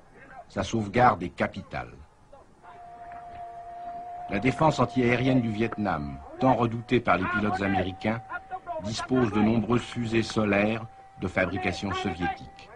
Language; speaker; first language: French; native; French